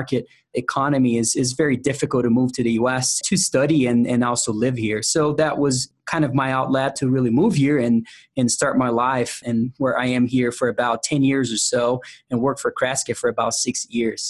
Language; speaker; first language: English; non-native, fluent; Portuguese